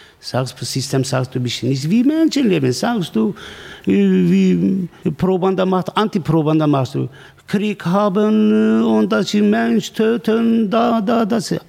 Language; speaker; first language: German; non-native, learner; Kurdish